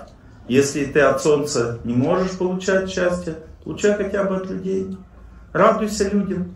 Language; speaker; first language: Russian; native; Russian